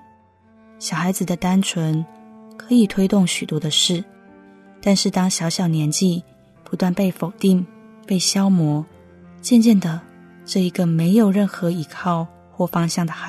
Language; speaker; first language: Chinese; native; Chinese